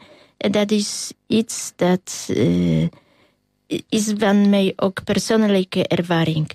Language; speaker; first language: Dutch; non-native, fluent; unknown